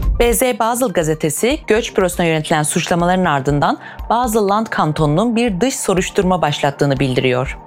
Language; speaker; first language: Turkish; early bilingual, heritage; Turkish